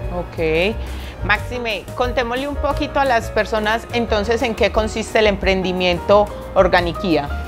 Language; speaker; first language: Spanish; native; Spanish